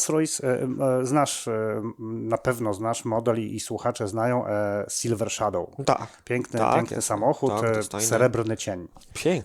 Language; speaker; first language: Polish; native; Polish